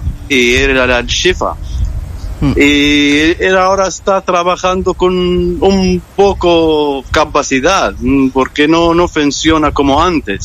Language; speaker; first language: Spanish; non-native, fluent; Arabic